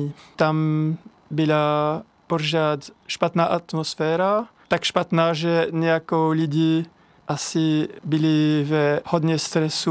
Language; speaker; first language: Czech; non-native, learner; French